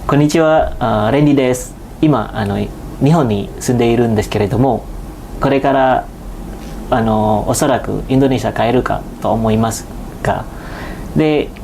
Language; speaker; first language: Japanese; non-native, fluent; Indonesian